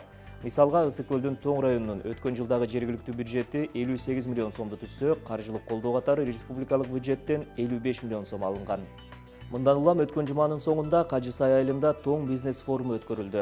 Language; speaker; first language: Kyrgyz; native; Kyrgyz